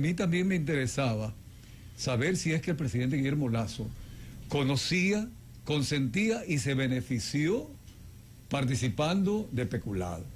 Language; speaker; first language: Spanish; native; Spanish